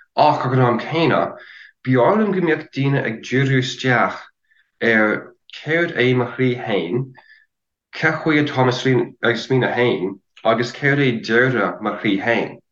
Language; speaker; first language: Irish; non-native, fluent; English